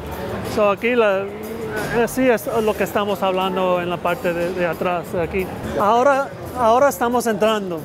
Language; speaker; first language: Spanish; early bilingual, heritage; Spanish